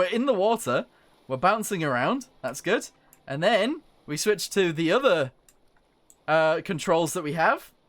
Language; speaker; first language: English; native; English